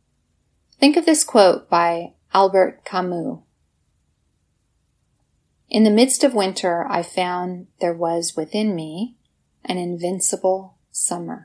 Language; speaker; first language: English; native; English